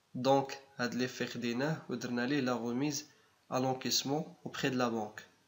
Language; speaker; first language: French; non-native, local second language; Arabic